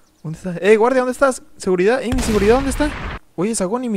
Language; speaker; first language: Spanish; native; Spanish